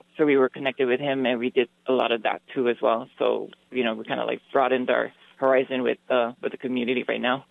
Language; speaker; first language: English; native; English